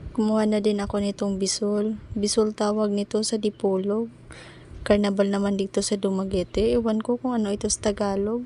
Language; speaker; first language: Filipino; non-native, local second language; Cebuano